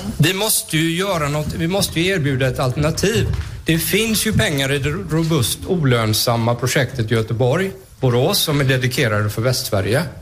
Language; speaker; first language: Swedish; native; Swedish